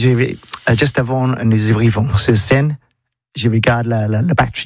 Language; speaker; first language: French; non-native, learner; English